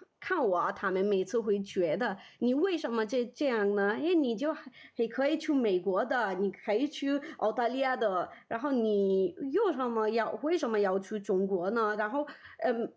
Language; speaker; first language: Chinese; non-native, fluent; Nepali